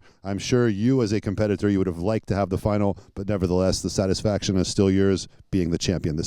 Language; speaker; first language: English; non-native, fluent; French